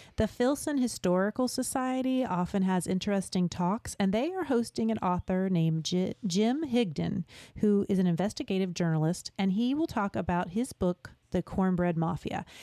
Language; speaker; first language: English; native; English